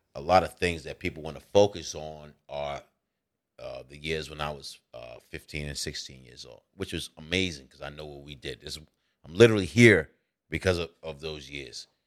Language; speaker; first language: English; native; English